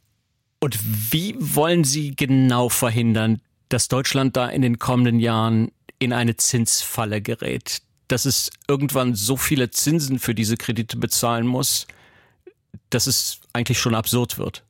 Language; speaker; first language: German; native; German